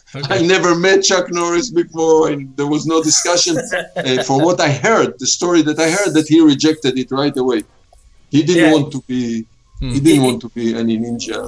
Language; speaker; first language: English; non-native, fluent; Hebrew